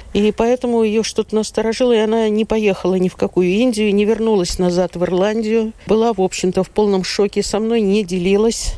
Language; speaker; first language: Russian; native; Russian